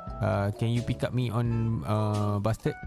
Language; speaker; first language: English; non-native, learner; Malay